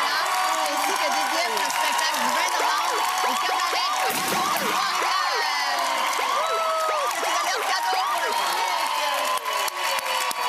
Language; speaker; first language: French; native; French